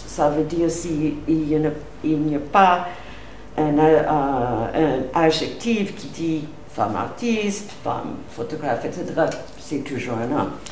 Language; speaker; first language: French; non-native, fluent; English